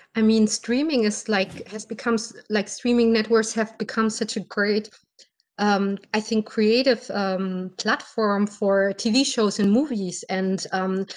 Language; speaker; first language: English; non-native, fluent; German